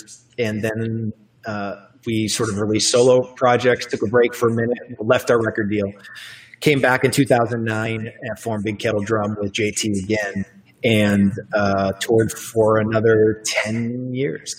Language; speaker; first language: English; native; English